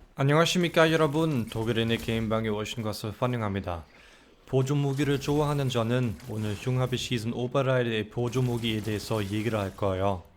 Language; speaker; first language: Korean; non-native, fluent; German